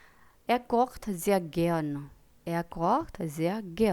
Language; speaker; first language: German; non-native, learner; Hindi